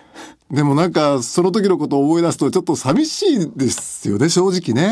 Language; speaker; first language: Japanese; native; Japanese